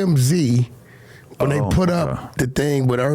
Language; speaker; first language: English; native; English